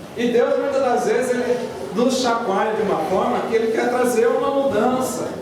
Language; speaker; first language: Portuguese; native; Portuguese